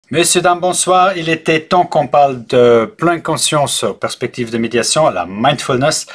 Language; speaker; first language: French; native; French